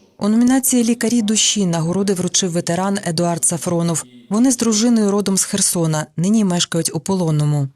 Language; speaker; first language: Ukrainian; native; Ukrainian